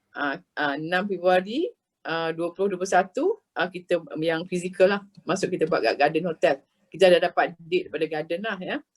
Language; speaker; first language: Malay; native; Malay